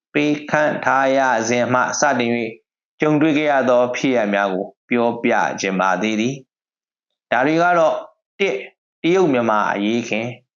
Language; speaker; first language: Burmese; native; Burmese